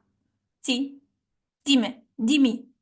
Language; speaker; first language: Italian; non-native, learner; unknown